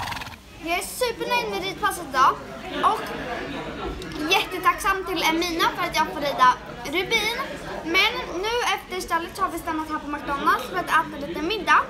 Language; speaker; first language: Swedish; native; Swedish